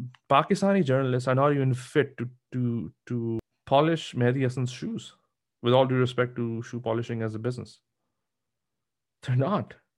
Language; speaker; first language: English; non-native, local second language; Urdu